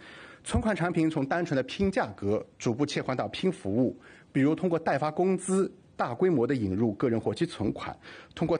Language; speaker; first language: Chinese; native; Chinese